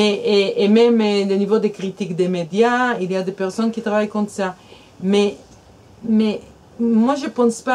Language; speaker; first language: French; non-native, fluent; Hebrew